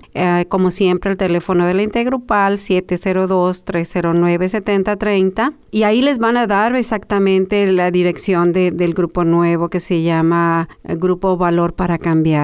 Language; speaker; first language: Spanish; native; Spanish